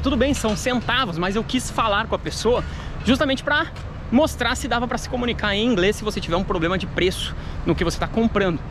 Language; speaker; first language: Portuguese; native; Portuguese